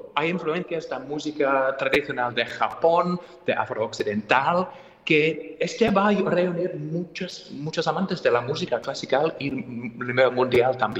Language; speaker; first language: Spanish; non-native, fluent; English